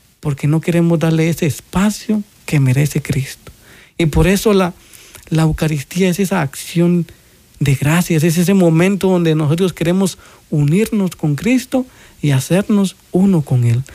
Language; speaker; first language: Spanish; native; Spanish